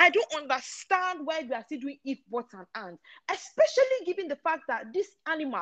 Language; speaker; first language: English; non-native, local second language; Yoruba